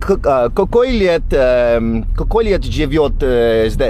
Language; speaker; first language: Russian; non-native, learner; English